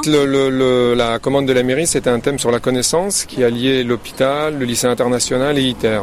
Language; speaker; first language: French; native; French